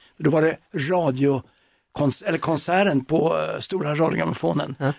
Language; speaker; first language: Swedish; native; Swedish